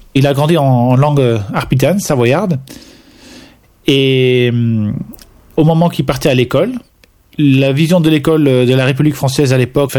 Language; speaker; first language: French; non-native, fluent; Dutch